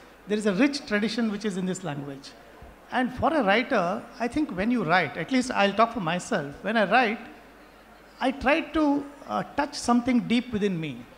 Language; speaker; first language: English; non-native, local second language; Konkani